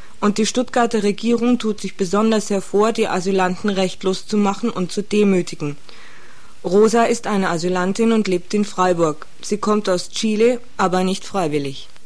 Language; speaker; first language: German; native; German